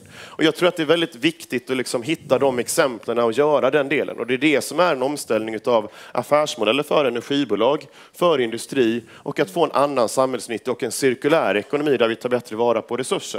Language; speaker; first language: Swedish; native; Swedish